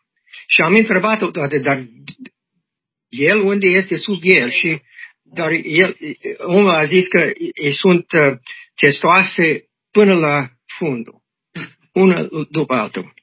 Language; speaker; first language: Romanian; non-native, learner; English